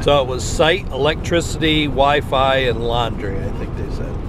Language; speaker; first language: English; native; English